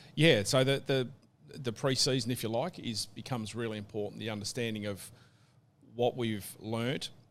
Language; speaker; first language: English; native; English